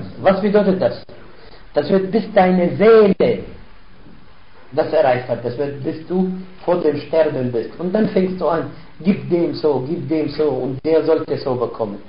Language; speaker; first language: German; non-native, fluent; Arabic